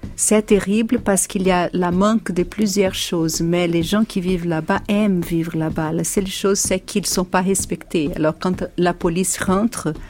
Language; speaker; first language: French; non-native, fluent; Portuguese